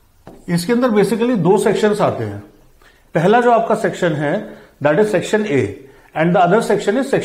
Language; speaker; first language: Hindi; native; Hindi